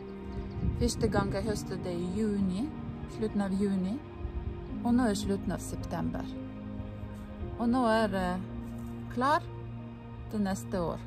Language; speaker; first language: Norwegian; non-native, fluent; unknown